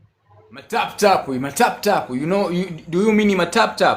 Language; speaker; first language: English; non-native, learner; Swahili